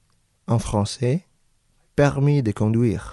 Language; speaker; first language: French; non-native, fluent; Indonesian